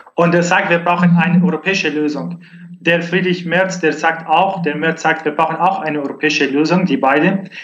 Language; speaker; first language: German; non-native, learner; Arabic